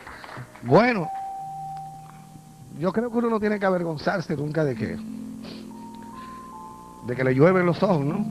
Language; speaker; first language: Spanish; native; Spanish